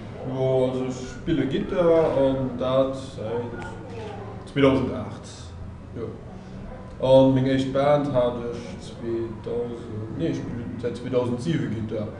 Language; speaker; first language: German; non-native, local second language; Luxembourgish